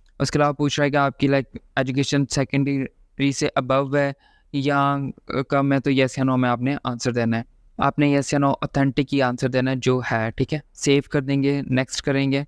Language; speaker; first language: Urdu; native; Urdu